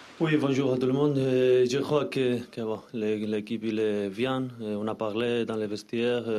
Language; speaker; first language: French; non-native, learner; Spanish